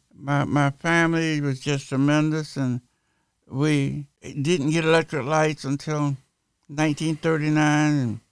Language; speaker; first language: English; native; English